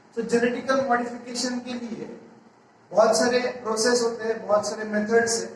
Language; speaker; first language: Hindi; non-native, local second language; Marathi